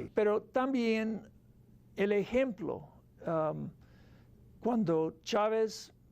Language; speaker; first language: Spanish; non-native, fluent; English